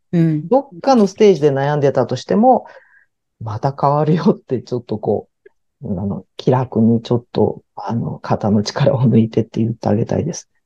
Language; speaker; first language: Japanese; early bilingual, heritage; Japanese